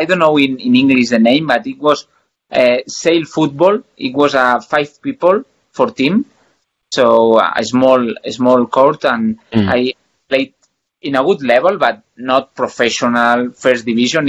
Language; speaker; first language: English; non-native, fluent; Spanish